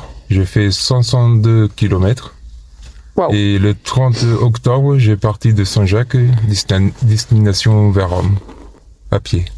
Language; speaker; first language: French; non-native, fluent; Portuguese